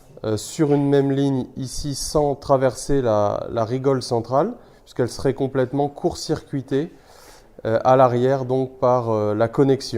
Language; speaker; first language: French; native; French